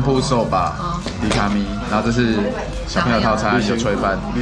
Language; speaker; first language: Chinese; native; Chinese